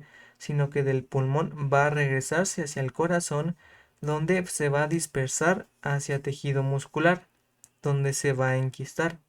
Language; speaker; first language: Spanish; native; Spanish